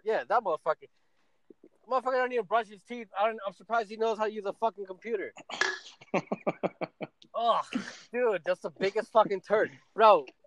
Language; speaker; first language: English; non-native, fluent; Spanish